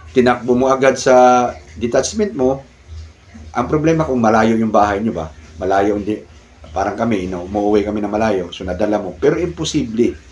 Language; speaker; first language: Filipino; non-native, local second language; Cebuano